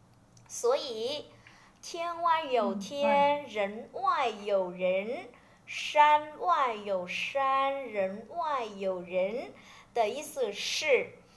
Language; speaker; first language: Chinese; non-native, fluent; Vietnamese